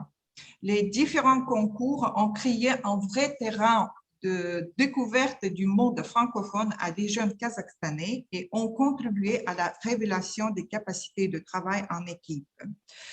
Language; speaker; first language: French; non-native, fluent; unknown